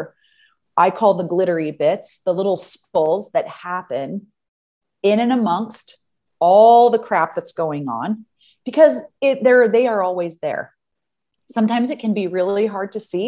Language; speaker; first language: English; native; English